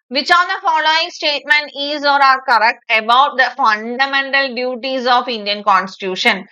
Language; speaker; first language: English; non-native, local second language; Malayalam